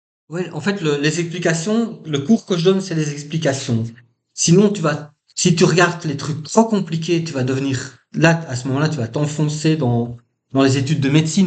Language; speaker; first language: French; native; French